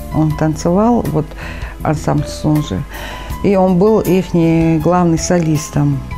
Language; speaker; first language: Russian; non-native, local second language; Georgian